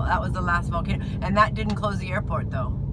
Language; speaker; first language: English; native; English